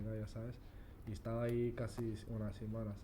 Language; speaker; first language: Spanish; non-native, learner; Arabic